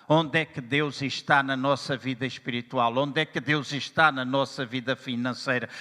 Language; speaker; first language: Portuguese; native; Portuguese